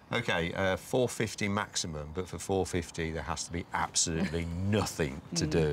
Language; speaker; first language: English; native; English